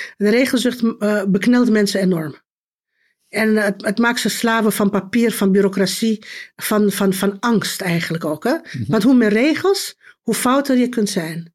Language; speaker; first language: Dutch; non-native, fluent; Romanian